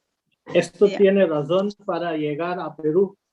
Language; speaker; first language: Spanish; non-native, learner; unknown